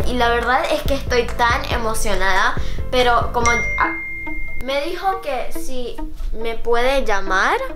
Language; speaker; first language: Spanish; early bilingual, heritage; Spanish